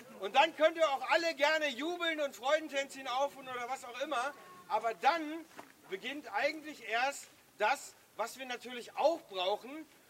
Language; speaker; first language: German; native; German